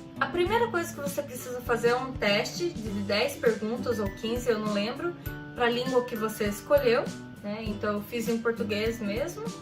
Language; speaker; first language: Portuguese; native; Portuguese